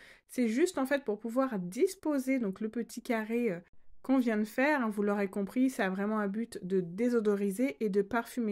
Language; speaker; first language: French; native; French